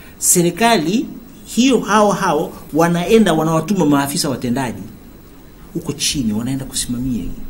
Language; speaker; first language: Swahili; native; Swahili